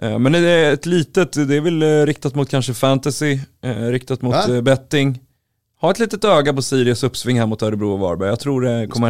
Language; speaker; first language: Swedish; native; Swedish